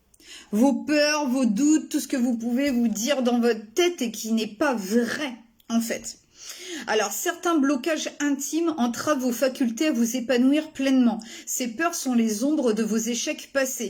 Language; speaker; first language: French; native; French